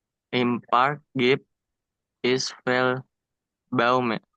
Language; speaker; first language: German; non-native, learner; Indonesian